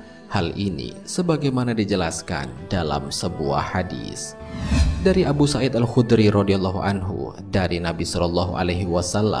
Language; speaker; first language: Indonesian; native; Indonesian